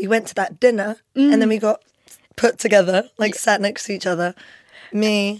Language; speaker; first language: English; non-native, local second language; Albanian